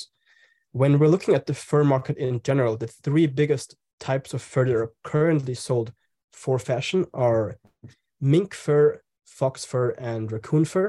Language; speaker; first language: English; non-native, fluent; German